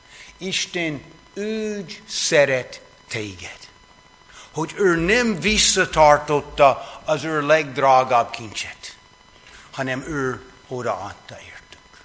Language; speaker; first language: Hungarian; non-native, fluent; English